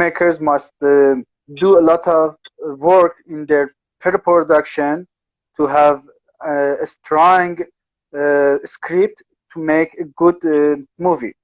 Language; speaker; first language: English; non-native, learner; Persian